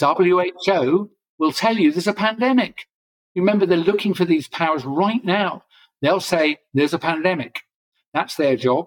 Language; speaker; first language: English; native; English